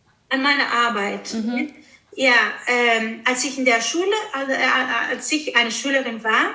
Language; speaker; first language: German; early bilingual, other home language; Greek